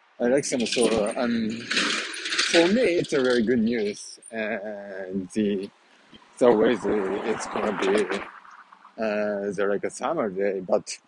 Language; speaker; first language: English; non-native, fluent; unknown